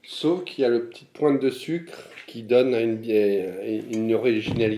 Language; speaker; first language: French; native; French